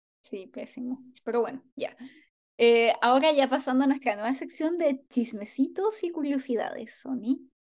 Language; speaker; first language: Spanish; native; Spanish